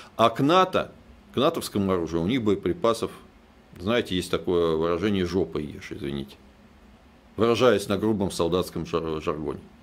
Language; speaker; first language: Russian; native; Russian